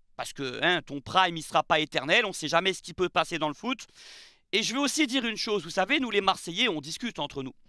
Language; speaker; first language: French; native; French